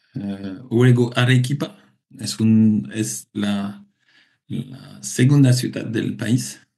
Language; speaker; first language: Spanish; non-native, learner; French